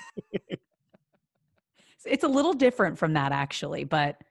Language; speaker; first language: English; native; English